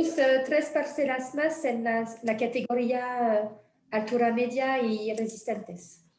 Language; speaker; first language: Spanish; non-native, fluent; French